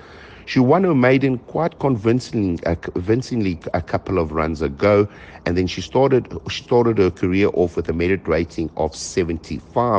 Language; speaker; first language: English; native; English